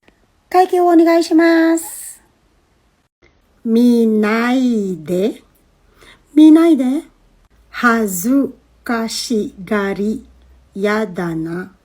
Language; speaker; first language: Japanese; non-native, fluent; Filipino